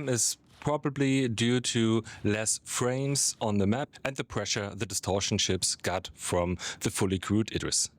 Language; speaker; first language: English; non-native, fluent; German